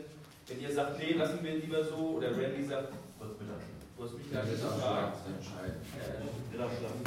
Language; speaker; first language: German; native; German